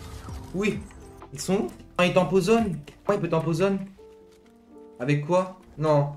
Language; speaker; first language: French; native; French